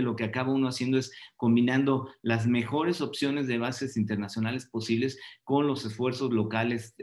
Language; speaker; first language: Spanish; native; Spanish